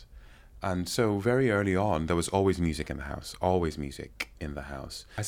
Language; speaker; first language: English; non-native, local second language; Yoruba